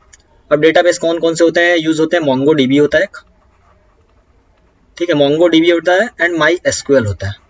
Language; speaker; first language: Hindi; native; Hindi